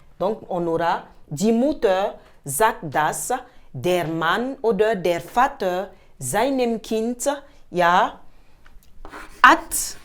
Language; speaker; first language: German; non-native, fluent; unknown